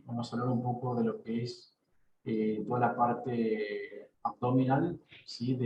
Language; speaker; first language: Spanish; native; Spanish